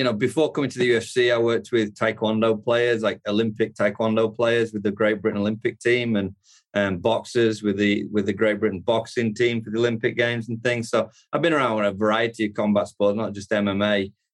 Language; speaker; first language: English; native; English